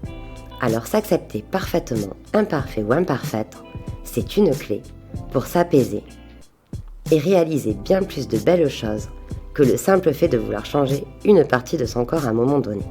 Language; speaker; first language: French; native; French